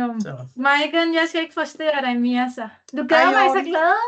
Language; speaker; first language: Danish; non-native, learner; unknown